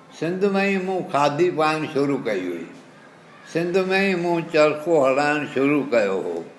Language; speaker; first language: Sindhi; native; Sindhi